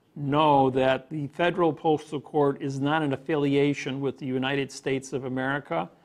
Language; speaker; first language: English; native; English